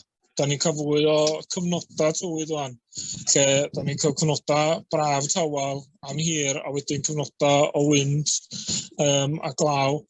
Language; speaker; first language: Welsh; native; Welsh